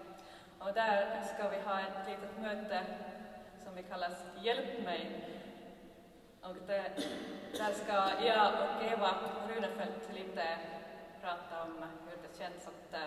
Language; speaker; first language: Swedish; non-native, fluent; Estonian